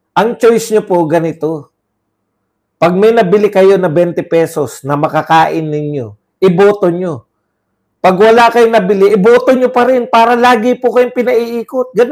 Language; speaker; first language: Filipino; non-native, local second language; Iloko